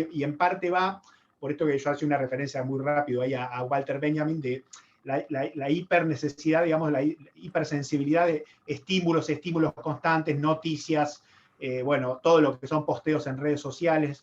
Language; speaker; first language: Spanish; native; Spanish